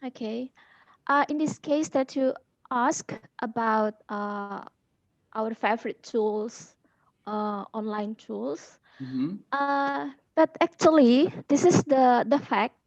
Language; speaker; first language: English; non-native, fluent; Indonesian